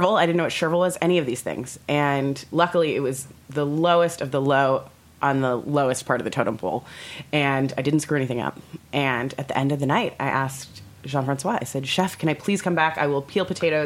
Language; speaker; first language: English; native; English